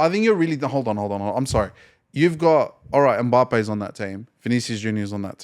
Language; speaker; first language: English; native; English